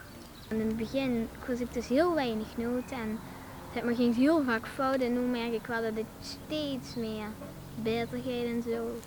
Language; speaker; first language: Dutch; native; Dutch